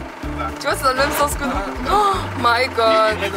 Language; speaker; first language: French; native; French